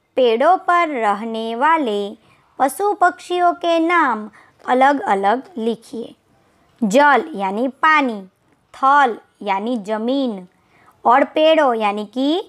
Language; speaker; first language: Hindi; non-native, local second language; Gujarati